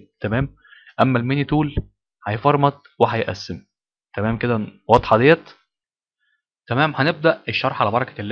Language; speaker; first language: Arabic; native; Arabic